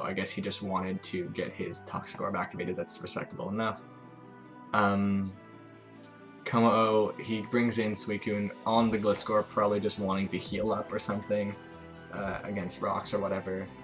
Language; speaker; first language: English; native; English